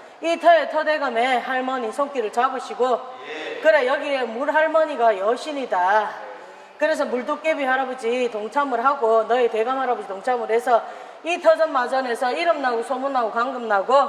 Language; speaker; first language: Korean; native; Korean